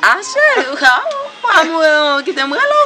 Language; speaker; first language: Haitian Creole; native; Haitian Creole